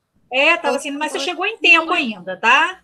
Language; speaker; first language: Portuguese; native; Portuguese